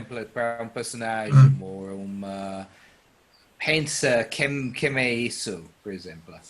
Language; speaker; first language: Portuguese; non-native, learner; English